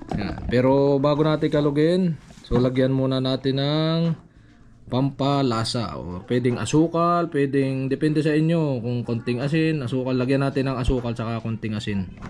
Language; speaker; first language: Filipino; native; Filipino